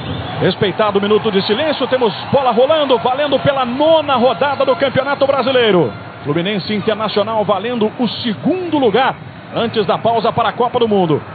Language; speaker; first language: Portuguese; native; Portuguese